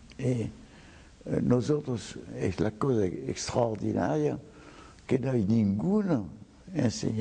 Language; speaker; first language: Spanish; non-native, fluent; French